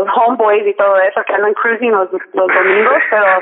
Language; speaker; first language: Spanish; early bilingual, heritage; Spanish